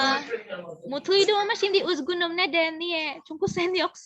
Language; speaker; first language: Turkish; non-native, fluent; Indonesian